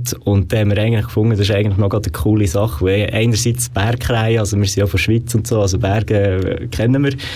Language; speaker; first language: German; native; German